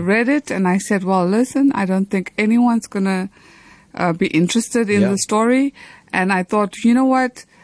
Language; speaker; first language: English; native; English